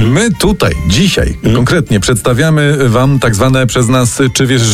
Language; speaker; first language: Polish; native; Polish